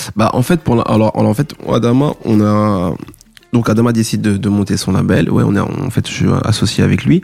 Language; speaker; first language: French; native; French